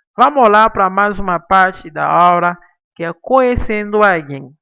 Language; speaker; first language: Portuguese; non-native, fluent; Haitian Creole